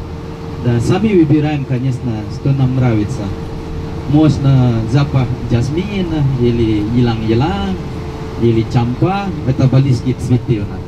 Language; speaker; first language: Russian; non-native, fluent; Balinese